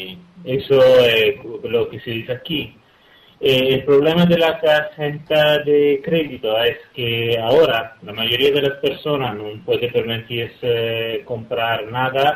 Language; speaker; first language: Spanish; non-native, fluent; Italian